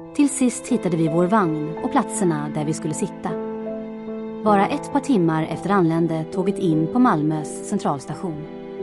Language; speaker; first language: Swedish; non-native, fluent; Croatian